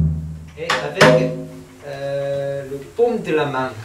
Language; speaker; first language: French; non-native, learner; Korean